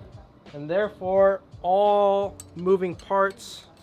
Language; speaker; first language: English; native; English